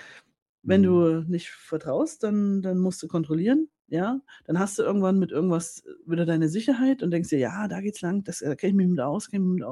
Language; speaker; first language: German; native; German